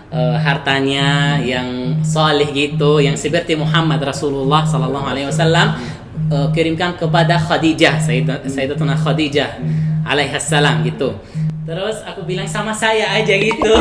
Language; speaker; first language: Indonesian; non-native, fluent; Arabic